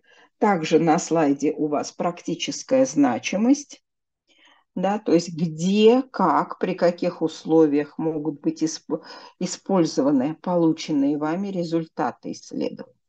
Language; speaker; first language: Russian; native; Russian